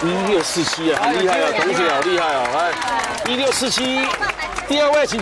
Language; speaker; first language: Chinese; native; Chinese